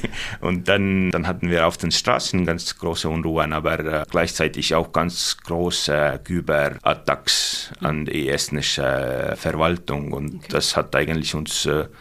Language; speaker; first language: German; non-native, fluent; Estonian